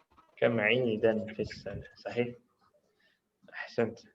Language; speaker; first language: Arabic; non-native, fluent; Indonesian